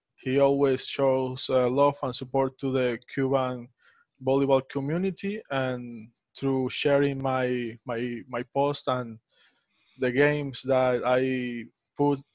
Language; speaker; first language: English; non-native, fluent; Spanish